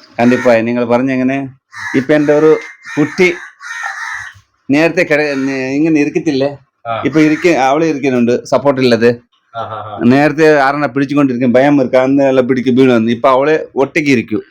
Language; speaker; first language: Malayalam; non-native, learner; Kannada